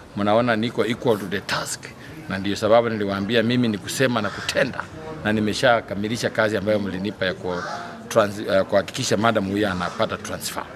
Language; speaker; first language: Swahili; non-native, local second language; Luyia